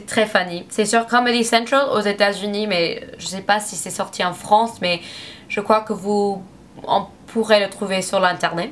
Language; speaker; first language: French; non-native, learner; English